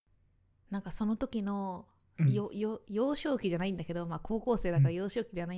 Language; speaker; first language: Japanese; native; Japanese